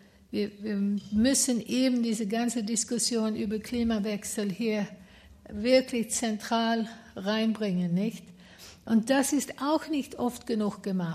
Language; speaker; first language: German; non-native, fluent; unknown